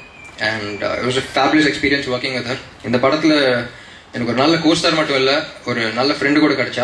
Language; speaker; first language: Tamil; non-native, local second language; Telugu